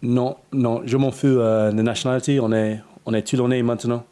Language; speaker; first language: French; non-native, learner; English